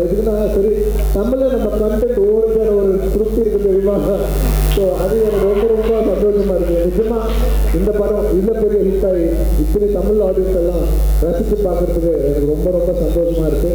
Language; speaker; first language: Tamil; non-native, local second language; Telugu